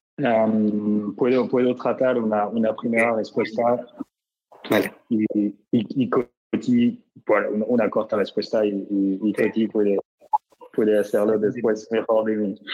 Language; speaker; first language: Spanish; non-native, learner; French